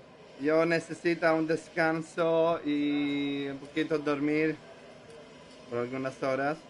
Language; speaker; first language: Spanish; non-native, learner; English